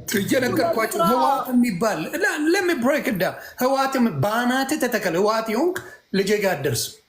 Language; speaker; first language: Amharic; non-native, local second language; Tigrinya